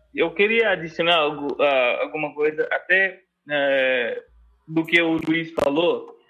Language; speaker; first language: Portuguese; non-native, fluent; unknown